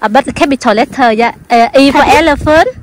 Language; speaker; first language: English; non-native, local second language; Vietnamese